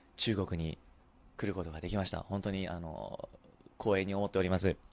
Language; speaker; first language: Japanese; early bilingual, heritage; Japanese